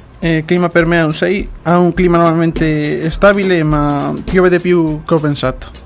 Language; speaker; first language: Italian; non-native, learner; Spanish